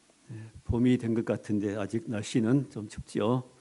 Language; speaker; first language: Korean; native; Korean